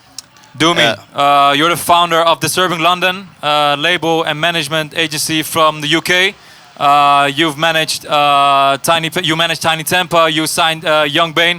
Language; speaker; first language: English; non-native, fluent; Dutch